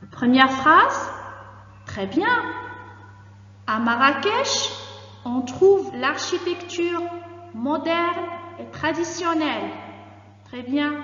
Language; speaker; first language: French; non-native, local second language; Arabic